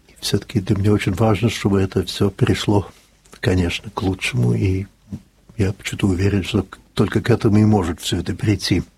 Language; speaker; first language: Russian; early bilingual, heritage; Russian